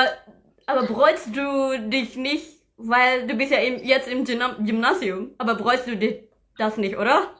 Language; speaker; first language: German; non-native, learner; Indonesian